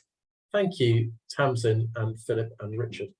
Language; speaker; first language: English; native; English